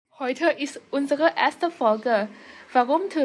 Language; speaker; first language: German; non-native, fluent; Thai